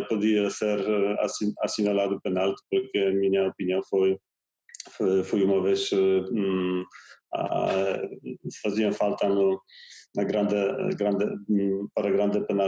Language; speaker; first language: Portuguese; non-native, fluent; Polish